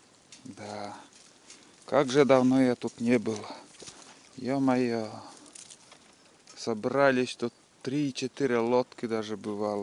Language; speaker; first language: Russian; native; Russian